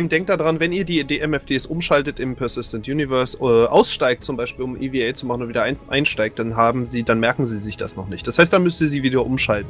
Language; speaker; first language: German; native; German